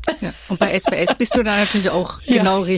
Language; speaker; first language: German; native; German